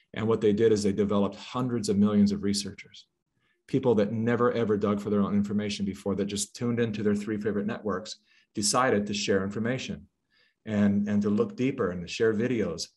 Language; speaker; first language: English; native; English